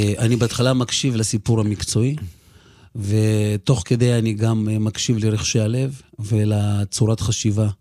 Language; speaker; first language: Hebrew; early bilingual, other home language; Russian